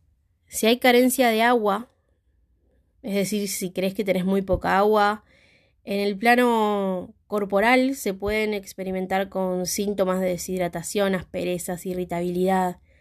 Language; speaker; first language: Spanish; native; Spanish